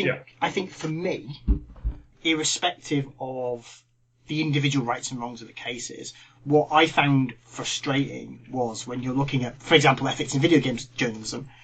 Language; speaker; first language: English; native; English